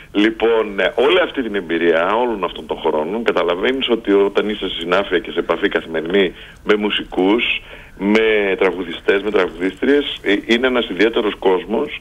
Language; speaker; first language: Greek; native; Greek